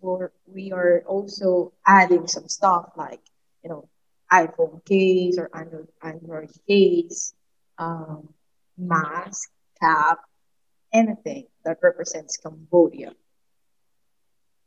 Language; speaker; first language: English; non-native, local second language; Filipino